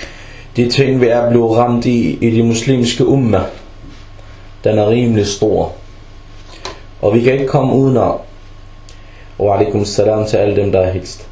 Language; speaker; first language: Danish; early bilingual, other home language; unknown